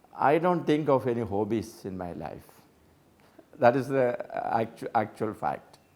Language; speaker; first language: English; non-native, local second language; Malayalam